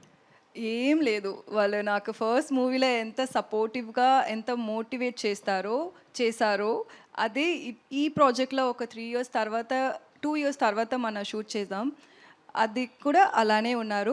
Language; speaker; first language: Telugu; non-native, learner; Tamil